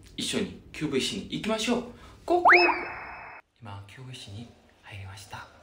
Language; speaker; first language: Japanese; non-native, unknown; Korean